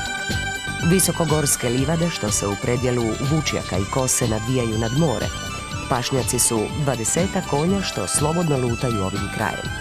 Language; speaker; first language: Croatian; native; Croatian